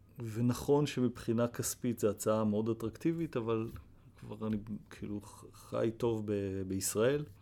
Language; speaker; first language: Hebrew; native; Hebrew